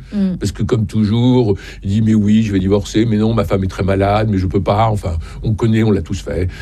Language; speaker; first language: French; native; French